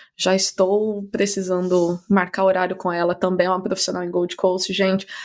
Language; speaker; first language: Portuguese; native; Portuguese